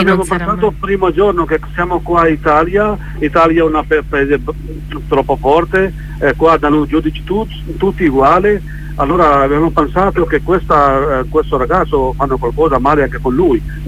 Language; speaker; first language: Italian; non-native, learner; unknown